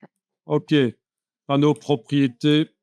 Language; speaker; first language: French; native; French